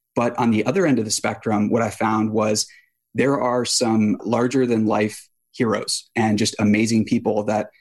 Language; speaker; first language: English; native; English